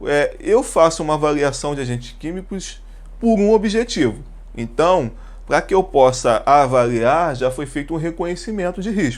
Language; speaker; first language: Portuguese; native; Portuguese